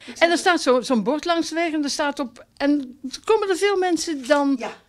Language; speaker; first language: Dutch; native; Dutch